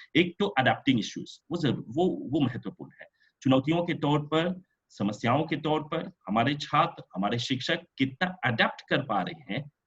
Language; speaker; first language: Hindi; non-native, local second language; French